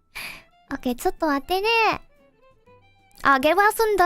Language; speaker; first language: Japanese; non-native, learner; Indonesian